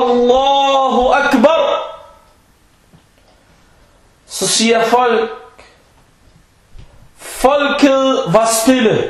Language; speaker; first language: Danish; non-native, fluent; Arabic